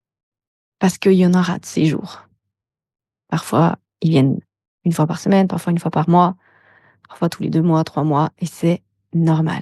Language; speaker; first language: French; native; French